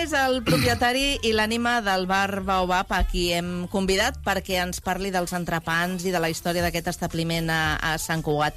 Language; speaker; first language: Catalan; native; Catalan